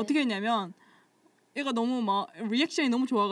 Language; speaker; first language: Korean; native; Korean